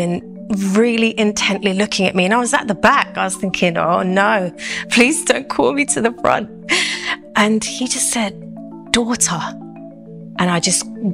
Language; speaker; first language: English; native; English